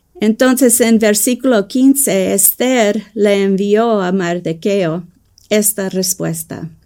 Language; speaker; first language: Spanish; early bilingual, heritage; English